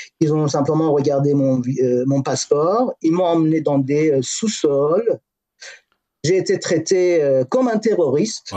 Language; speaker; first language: French; non-native, fluent; Persian